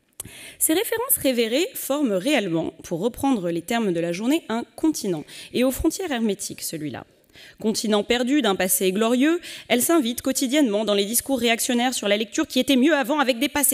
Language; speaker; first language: French; native; French